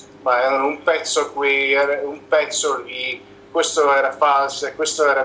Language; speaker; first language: Italian; non-native, learner; English